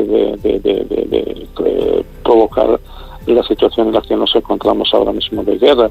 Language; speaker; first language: Spanish; non-native, local second language; Arabic